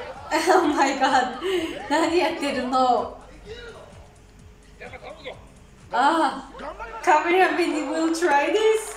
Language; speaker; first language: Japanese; non-native, learner; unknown